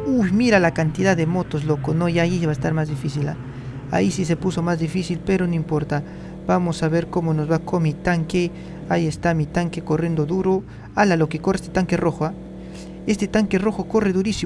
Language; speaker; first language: Spanish; native; Spanish